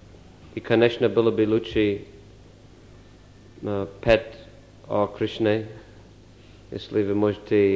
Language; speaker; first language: Russian; non-native, fluent; English